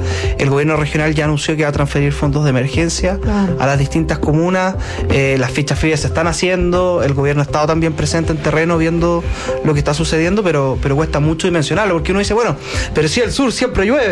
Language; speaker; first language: Spanish; native; Spanish